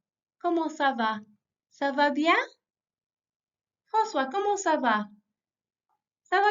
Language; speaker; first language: French; non-native, fluent; English